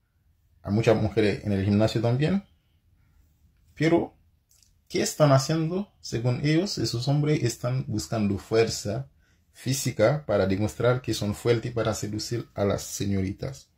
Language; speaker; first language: Spanish; non-native, fluent; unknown